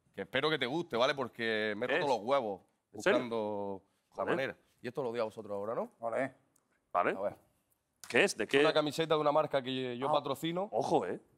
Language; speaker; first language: Spanish; native; Spanish